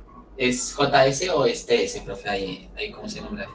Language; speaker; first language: Spanish; native; Spanish